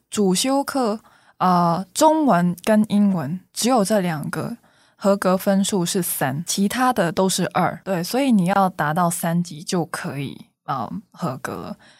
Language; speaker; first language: Chinese; non-native, local second language; Cantonese